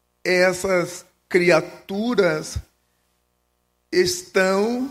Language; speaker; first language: Portuguese; native; Portuguese